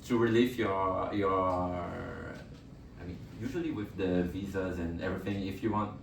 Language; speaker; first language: English; non-native, fluent; Portuguese